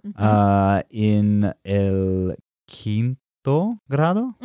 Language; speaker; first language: Spanish; non-native, learner; English